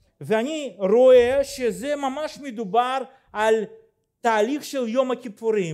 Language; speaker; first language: Hebrew; non-native, fluent; Russian